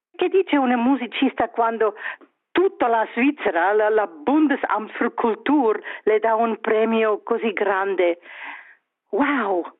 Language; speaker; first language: Italian; non-native, learner; Swiss German